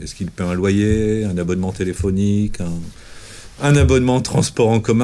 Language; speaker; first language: French; native; French